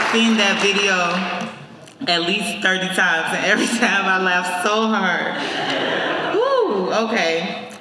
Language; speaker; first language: English; native; English